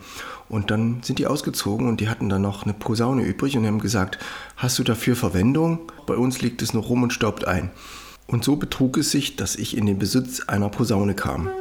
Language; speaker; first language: German; native; German